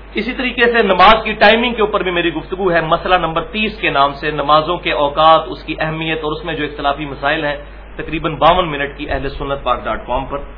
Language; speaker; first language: Urdu; non-native, local second language; Punjabi